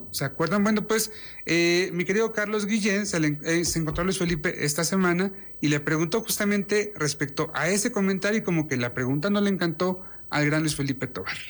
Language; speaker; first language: Spanish; native; Spanish